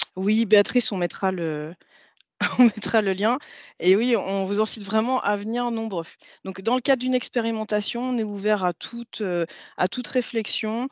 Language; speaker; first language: French; native; French